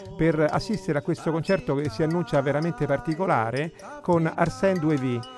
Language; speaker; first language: Italian; native; Italian